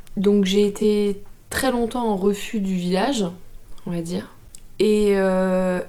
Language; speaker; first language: French; native; French